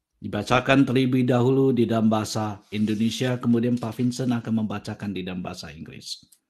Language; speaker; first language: Indonesian; native; Indonesian